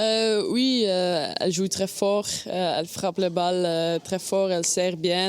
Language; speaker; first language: French; non-native, learner; Dutch